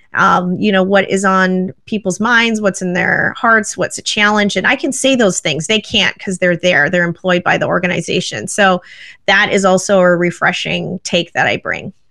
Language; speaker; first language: English; native; English